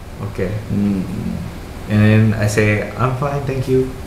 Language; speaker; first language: English; non-native, fluent; Indonesian